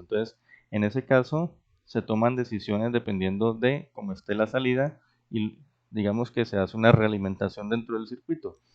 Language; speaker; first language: Spanish; native; Spanish